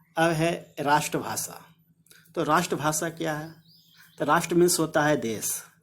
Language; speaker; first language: Hindi; native; Hindi